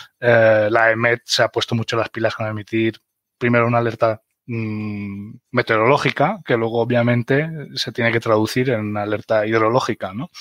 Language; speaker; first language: Spanish; early bilingual, other home language; German